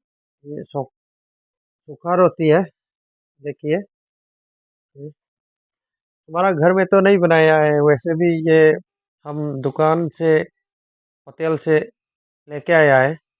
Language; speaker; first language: Hindi; non-native, local second language; Manipuri